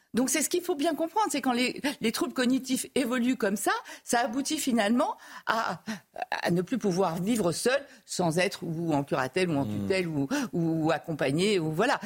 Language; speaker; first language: French; native; French